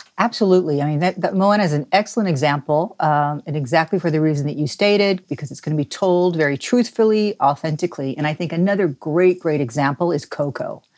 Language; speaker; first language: English; native; English